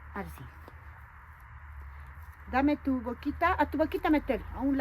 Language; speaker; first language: Spanish; native; Spanish